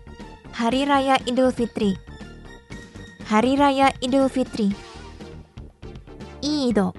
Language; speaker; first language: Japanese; non-native, fluent; Indonesian